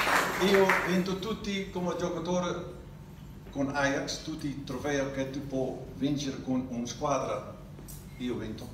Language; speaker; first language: Italian; non-native, learner; Dutch